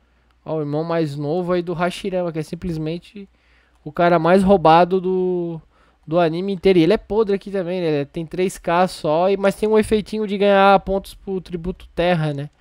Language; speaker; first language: Portuguese; native; Portuguese